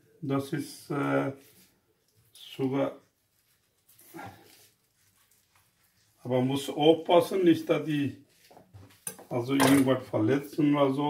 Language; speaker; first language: German; non-native, learner; Urdu